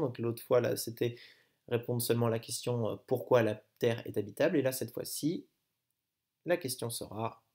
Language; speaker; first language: French; native; French